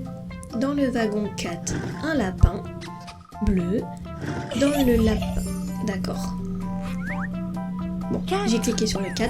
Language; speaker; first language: French; native; French